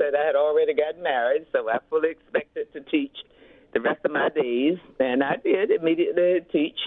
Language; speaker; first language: English; native; English